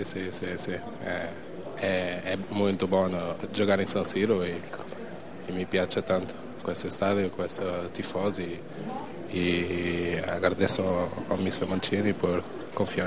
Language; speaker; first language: Italian; non-native, learner; Spanish